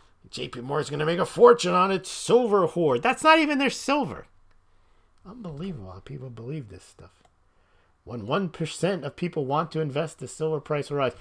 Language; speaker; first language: English; native; English